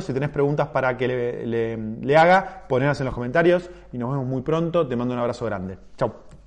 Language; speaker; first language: Spanish; native; Spanish